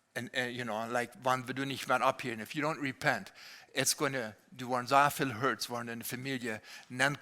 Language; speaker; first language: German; non-native, learner; Low German